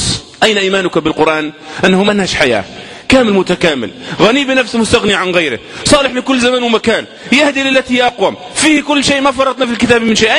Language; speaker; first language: Arabic; native; Arabic